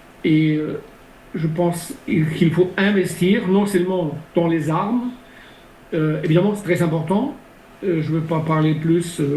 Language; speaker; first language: French; non-native, fluent; German